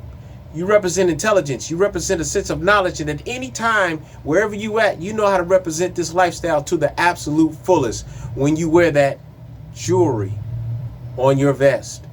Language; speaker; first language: English; native; English